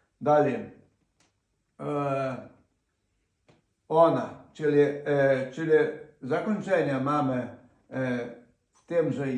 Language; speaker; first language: Polish; non-native, fluent; Ukrainian